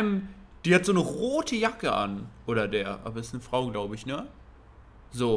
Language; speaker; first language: German; native; German